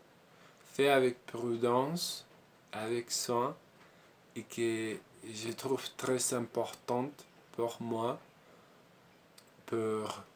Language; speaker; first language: French; non-native, learner; Spanish